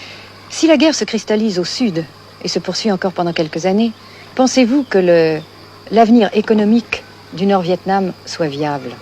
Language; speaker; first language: French; native; French